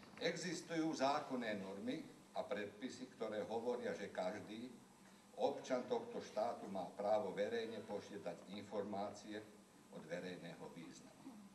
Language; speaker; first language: Slovak; early bilingual, heritage; Slovak